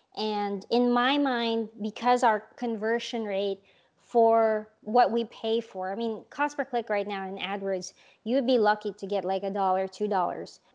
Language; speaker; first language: English; non-native, local second language; Filipino